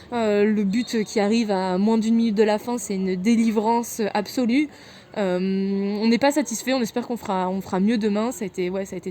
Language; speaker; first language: French; native; French